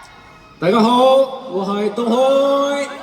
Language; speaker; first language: Chinese; non-native, learner; Korean